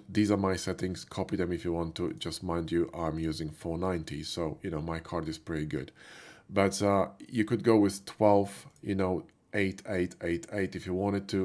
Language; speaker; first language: English; non-native, fluent; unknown